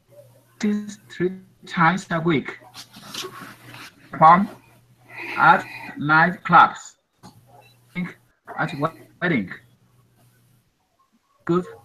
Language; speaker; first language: English; non-native, learner; Spanish